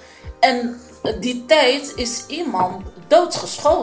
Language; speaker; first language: Dutch; non-native, learner; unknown